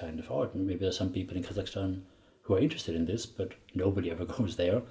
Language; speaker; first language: English; native; English